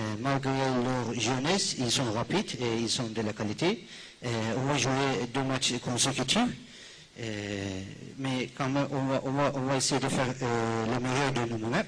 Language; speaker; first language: French; non-native, fluent; Turkish